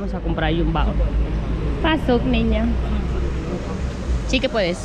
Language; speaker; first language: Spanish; non-native, learner; Filipino